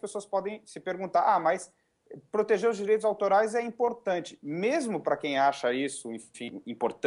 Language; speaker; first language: Portuguese; native; Portuguese